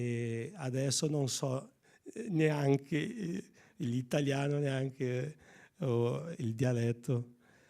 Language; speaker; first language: Italian; non-native, fluent; Portuguese